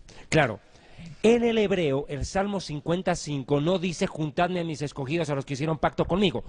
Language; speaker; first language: Spanish; native; Spanish